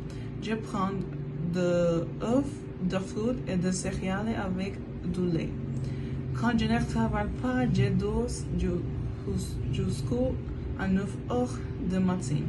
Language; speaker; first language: French; non-native, learner; Spanish